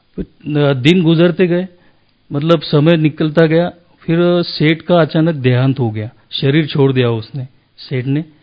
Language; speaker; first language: Hindi; native; Hindi